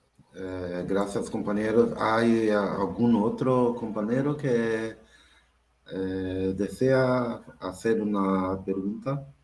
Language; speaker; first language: Spanish; non-native, learner; Portuguese